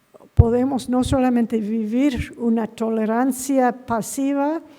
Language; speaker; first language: Spanish; non-native, fluent; English